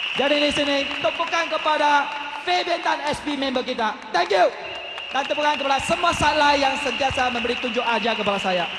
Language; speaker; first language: Malay; non-native, local second language; Chinese